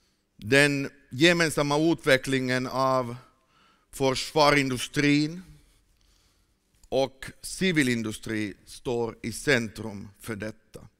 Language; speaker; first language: Swedish; non-native, fluent; Finnish